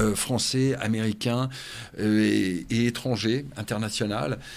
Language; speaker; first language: French; native; French